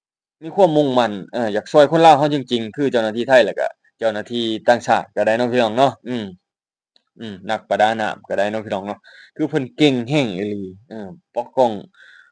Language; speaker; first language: Thai; non-native, local second language; Northeastern Thai